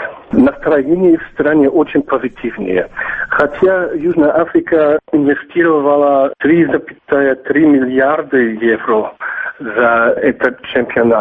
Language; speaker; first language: Russian; non-native, fluent; German